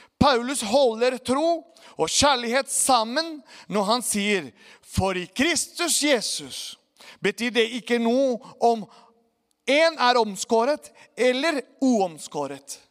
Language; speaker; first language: Norwegian; non-native, fluent; Spanish